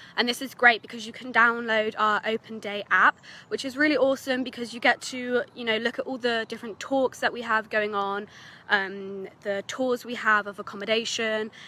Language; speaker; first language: English; native; English